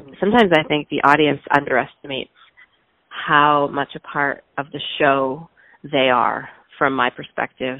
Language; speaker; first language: English; native; English